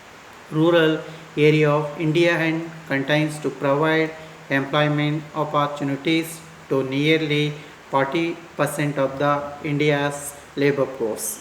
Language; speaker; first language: English; non-native, local second language; Kannada